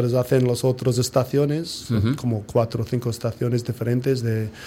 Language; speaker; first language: Spanish; non-native, fluent; English